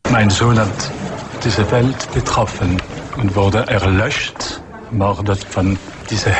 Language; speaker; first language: German; non-native, learner; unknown